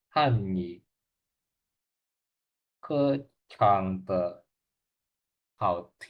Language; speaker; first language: Chinese; non-native, learner; Indonesian